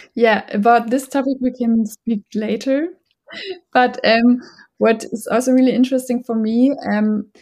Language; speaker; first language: English; non-native, fluent; German